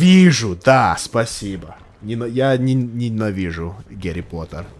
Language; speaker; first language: Russian; non-native, learner; English